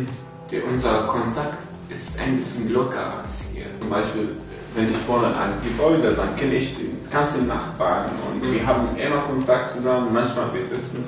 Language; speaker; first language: German; non-native, learner; Arabic